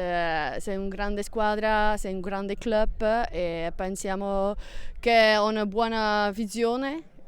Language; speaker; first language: Italian; non-native, learner; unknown